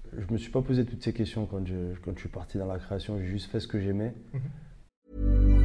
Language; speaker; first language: French; native; French